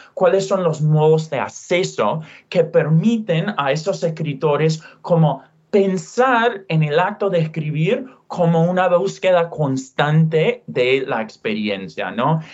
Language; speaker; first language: Spanish; non-native, fluent; English